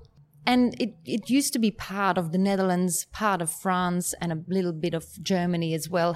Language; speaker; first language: English; non-native, fluent; Dutch